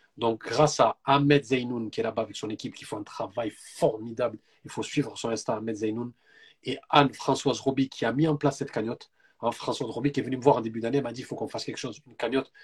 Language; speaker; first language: French; native; French